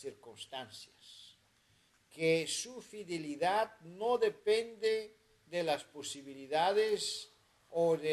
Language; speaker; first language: Spanish; non-native, fluent; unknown